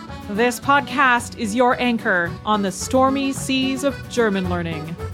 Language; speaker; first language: English; native; English